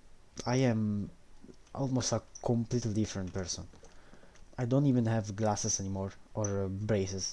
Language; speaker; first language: English; non-native, fluent; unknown